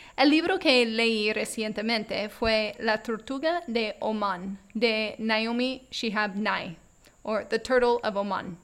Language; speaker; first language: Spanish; non-native, fluent; English